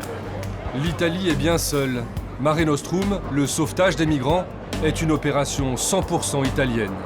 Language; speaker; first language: French; native; French